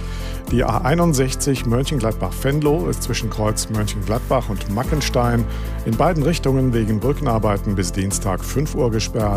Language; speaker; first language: German; native; German